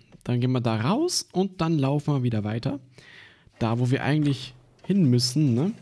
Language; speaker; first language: German; native; German